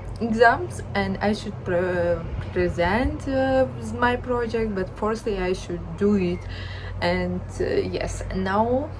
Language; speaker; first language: English; non-native, learner; Ukrainian